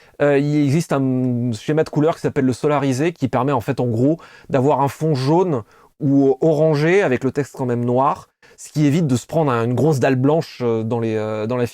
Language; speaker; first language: French; native; French